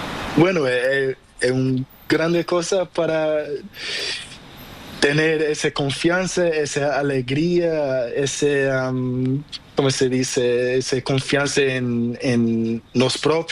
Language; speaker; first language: Spanish; non-native, learner; Portuguese